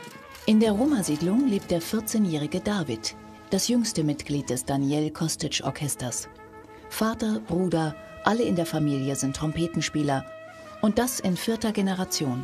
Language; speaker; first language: German; native; German